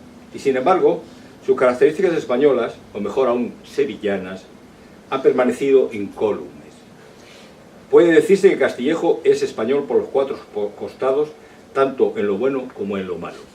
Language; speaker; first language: Spanish; native; Spanish